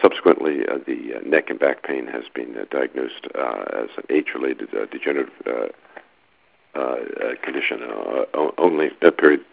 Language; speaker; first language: English; native; English